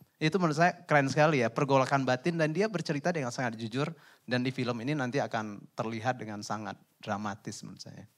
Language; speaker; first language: Indonesian; native; Indonesian